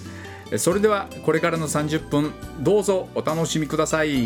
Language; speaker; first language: Japanese; native; Japanese